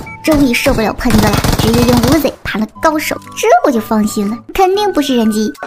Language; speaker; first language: Chinese; native; Chinese